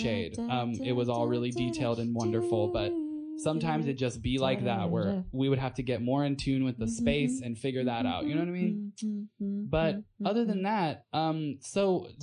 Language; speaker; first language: English; native; English